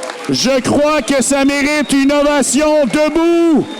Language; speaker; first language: French; native; French